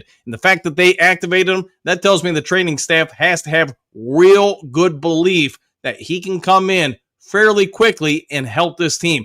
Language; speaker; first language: English; native; English